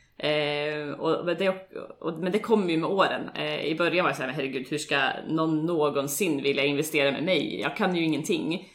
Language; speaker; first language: Swedish; native; Swedish